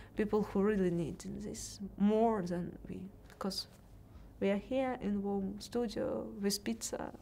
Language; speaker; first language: English; non-native, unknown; Russian